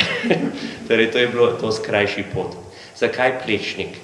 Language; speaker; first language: Slovenian; non-native, learner; English